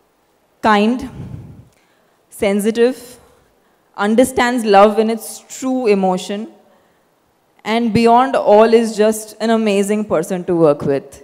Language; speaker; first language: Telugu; non-native, fluent; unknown